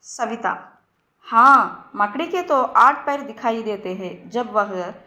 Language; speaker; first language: Hindi; non-native, local second language; Telugu